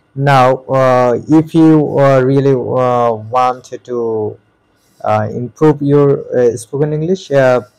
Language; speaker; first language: English; non-native, local second language; Bangla